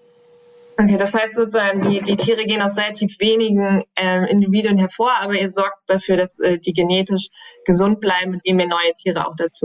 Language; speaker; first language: German; native; German